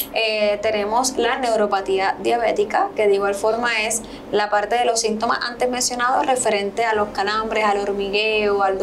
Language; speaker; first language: Spanish; native; Spanish